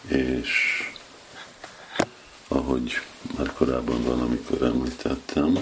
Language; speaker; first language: Hungarian; non-native, fluent; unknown